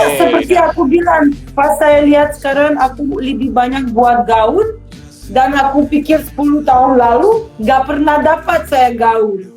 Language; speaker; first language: Indonesian; non-native, fluent; Russian